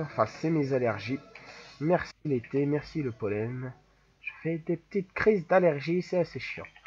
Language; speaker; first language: French; native; French